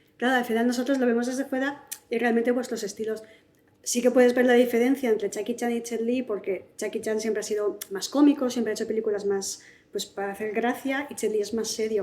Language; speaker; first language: Spanish; native; Spanish